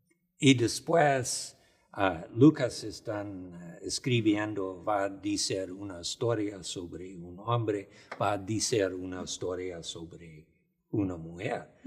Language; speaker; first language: Spanish; non-native, fluent; English